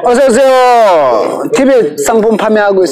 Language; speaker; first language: Korean; non-native, fluent; Tibetan